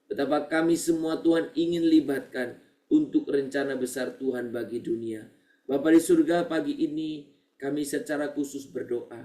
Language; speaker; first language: Indonesian; native; Indonesian